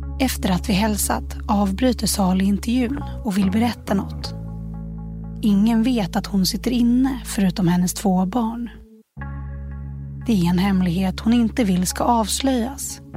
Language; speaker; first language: Swedish; native; Swedish